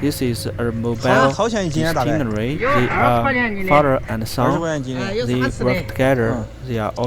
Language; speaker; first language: English; non-native, fluent; Chinese